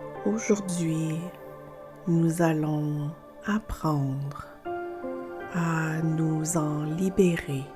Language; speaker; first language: French; native; French